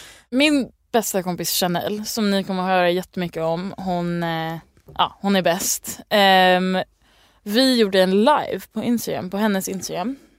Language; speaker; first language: Swedish; early bilingual, other home language; English